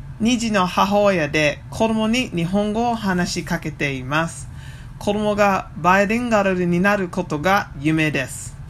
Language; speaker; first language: Japanese; non-native, fluent; English